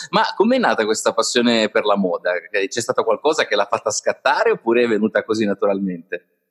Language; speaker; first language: Italian; native; Italian